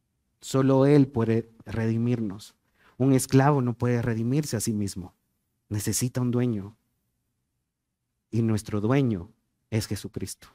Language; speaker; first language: Spanish; native; Spanish